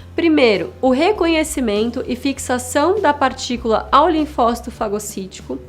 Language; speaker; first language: Portuguese; native; Portuguese